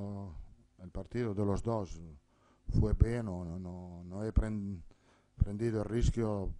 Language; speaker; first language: Spanish; non-native, fluent; Italian